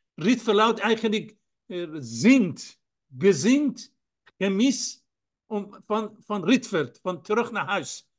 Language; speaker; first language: Dutch; non-native, fluent; Persian